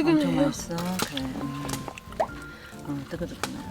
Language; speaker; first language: Korean; native; Korean